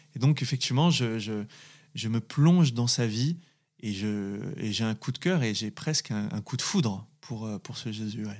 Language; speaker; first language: French; native; French